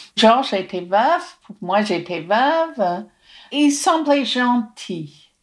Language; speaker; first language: French; non-native, fluent; English